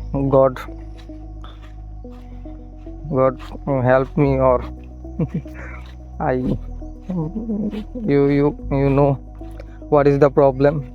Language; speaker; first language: English; non-native, learner; Hindi